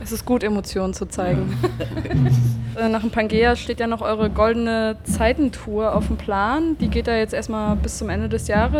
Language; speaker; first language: German; native; German